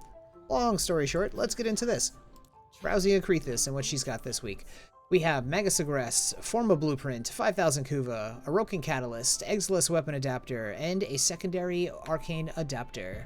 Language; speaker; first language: English; native; English